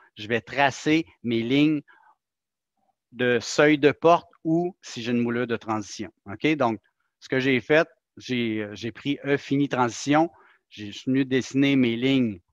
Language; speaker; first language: French; native; French